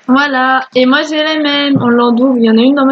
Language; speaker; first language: French; native; French